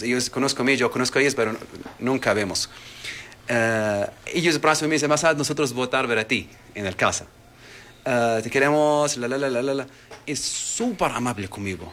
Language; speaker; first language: Spanish; non-native, learner; Arabic